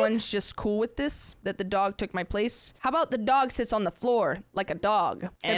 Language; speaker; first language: English; native; English